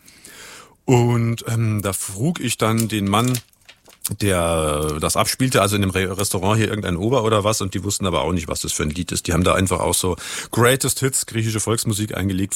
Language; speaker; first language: German; native; German